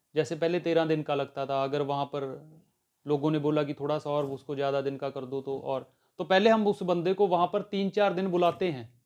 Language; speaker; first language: Hindi; native; Hindi